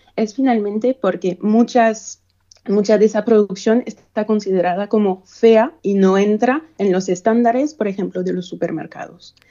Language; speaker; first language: Spanish; non-native, fluent; French